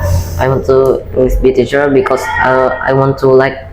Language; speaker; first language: English; non-native, learner; Indonesian